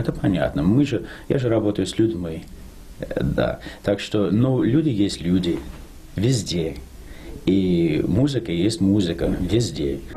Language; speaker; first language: Russian; non-native, fluent; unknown